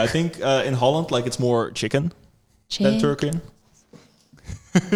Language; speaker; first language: English; non-native, fluent; Dutch